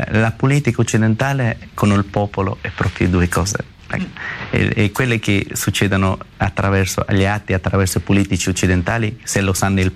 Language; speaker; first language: Italian; non-native, learner; Persian